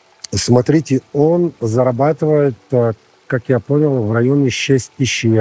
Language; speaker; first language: Russian; non-native, fluent; Arabic